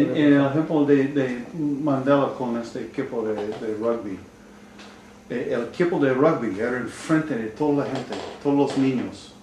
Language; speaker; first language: Spanish; non-native, learner; English